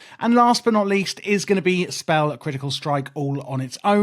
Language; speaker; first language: English; native; English